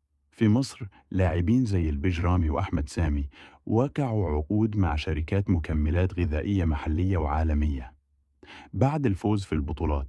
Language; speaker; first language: Arabic; native; Arabic